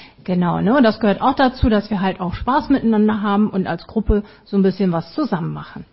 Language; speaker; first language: German; native; German